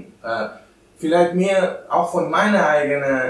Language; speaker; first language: German; non-native, fluent; Albanian